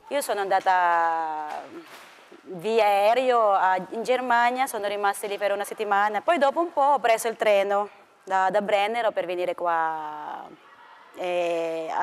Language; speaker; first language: Italian; non-native, fluent; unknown